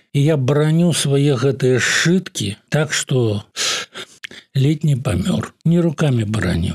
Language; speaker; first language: Belarusian; native; Belarusian